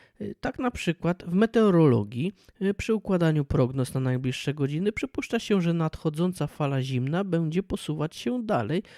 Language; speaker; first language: Polish; native; Polish